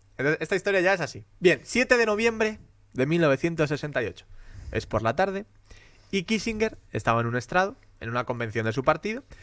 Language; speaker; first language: Spanish; native; Spanish